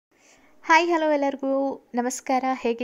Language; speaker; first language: Kannada; native; Kannada